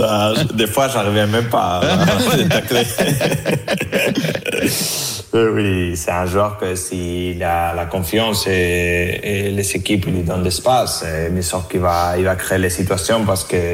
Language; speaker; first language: French; non-native, fluent; Spanish